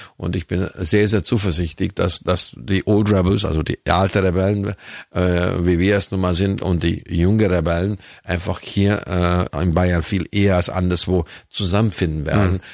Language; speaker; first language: German; non-native, fluent; Hungarian